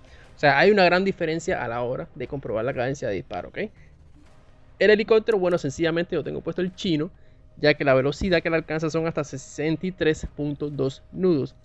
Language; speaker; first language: Spanish; native; Spanish